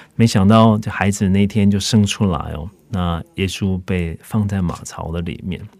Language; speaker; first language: Chinese; native; Chinese